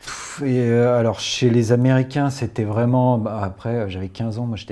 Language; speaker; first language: French; native; French